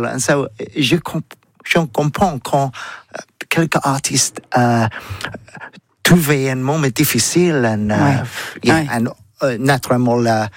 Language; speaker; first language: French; non-native, learner; English